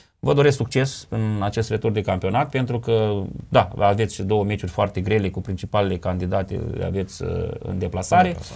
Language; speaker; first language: Romanian; native; Romanian